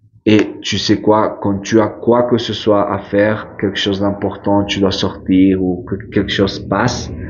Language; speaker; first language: French; non-native, fluent; Spanish